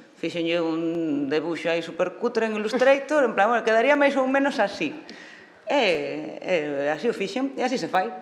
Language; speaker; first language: Galician; non-native, local second language; Spanish